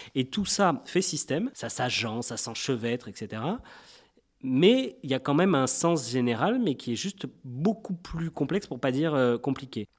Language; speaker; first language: French; native; French